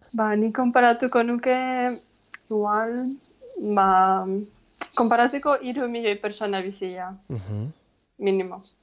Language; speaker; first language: Basque; non-native, fluent; Ukrainian